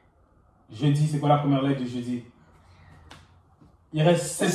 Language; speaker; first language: French; native; French